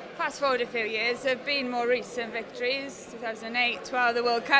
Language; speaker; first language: English; native; English